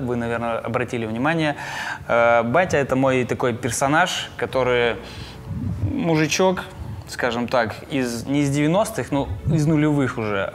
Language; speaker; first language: Russian; native; Russian